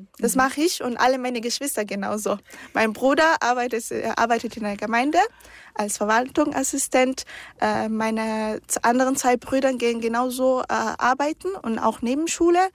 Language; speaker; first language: German; early bilingual, other home language; Arabic